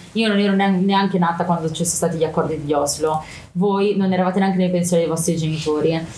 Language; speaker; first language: Italian; native; Italian